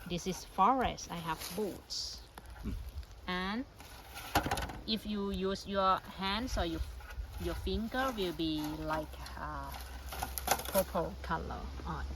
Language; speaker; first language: English; non-native, learner; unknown